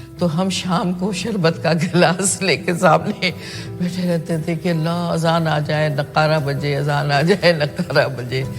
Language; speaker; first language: Urdu; non-native, local second language; Sindhi